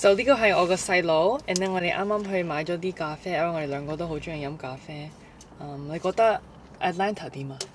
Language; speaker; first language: Cantonese; early bilingual, heritage; English